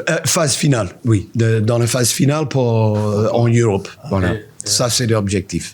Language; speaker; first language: French; non-native, learner; English